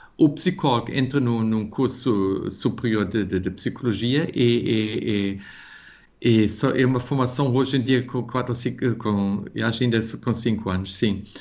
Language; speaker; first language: Portuguese; non-native, fluent; German